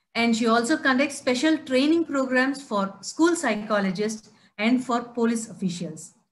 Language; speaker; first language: English; non-native, local second language; Tamil